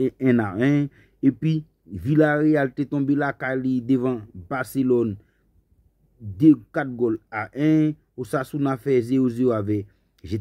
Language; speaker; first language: French; non-native, learner; Haitian Creole